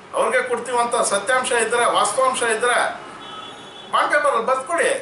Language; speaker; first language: Kannada; non-native, local second language; Urdu